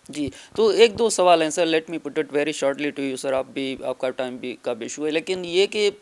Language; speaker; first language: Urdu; non-native, local second language; Sindhi